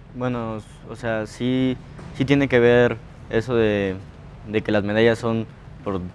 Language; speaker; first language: Spanish; native; Spanish